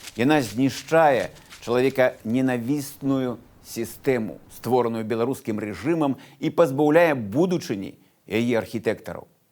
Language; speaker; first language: Belarusian; non-native, local second language; Russian